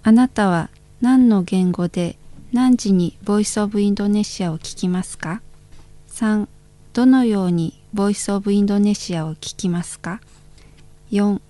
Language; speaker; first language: Japanese; non-native, fluent; Indonesian